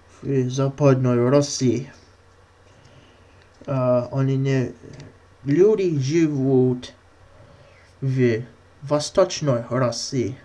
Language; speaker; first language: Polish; non-native, learner; English